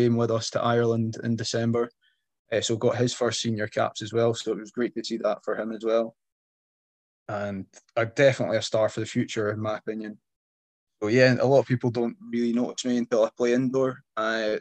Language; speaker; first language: English; native; English